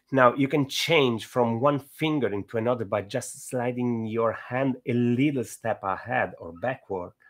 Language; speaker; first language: English; non-native, fluent; Italian